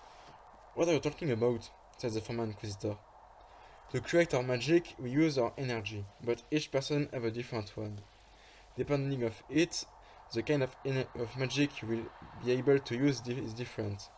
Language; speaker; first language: English; non-native, fluent; French